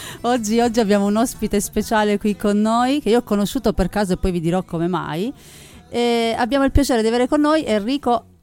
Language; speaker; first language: Italian; native; Italian